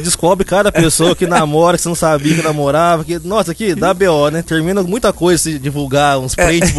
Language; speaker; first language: Portuguese; native; Portuguese